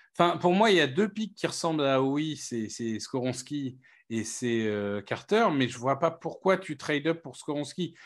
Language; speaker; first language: French; native; French